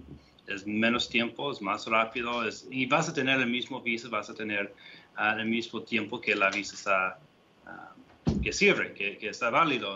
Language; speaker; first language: Spanish; non-native, fluent; English